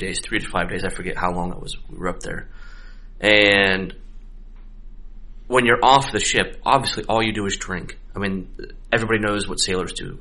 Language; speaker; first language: English; native; English